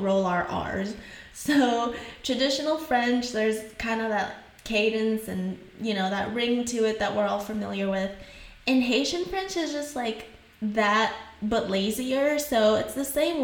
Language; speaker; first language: English; non-native, fluent; French